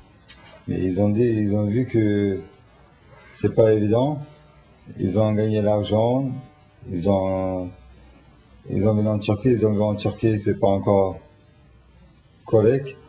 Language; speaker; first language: French; non-native, learner; Turkish